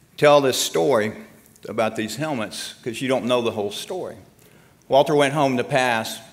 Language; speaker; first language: English; native; English